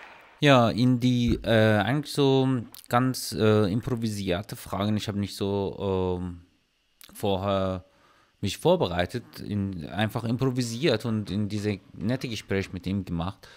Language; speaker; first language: German; non-native, learner; Persian